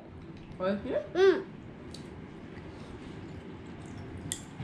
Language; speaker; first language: Japanese; native; Japanese